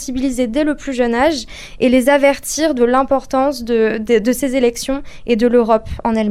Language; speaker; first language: French; native; French